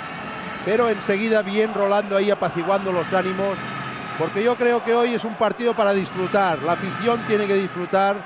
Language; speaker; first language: Spanish; native; Spanish